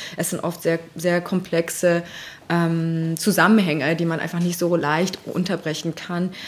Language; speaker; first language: German; early bilingual, other home language; Persian